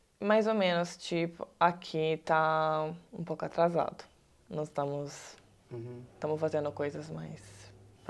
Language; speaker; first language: Portuguese; non-native, learner; Italian